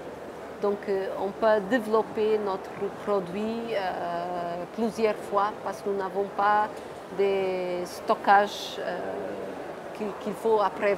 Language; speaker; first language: French; non-native, fluent; Portuguese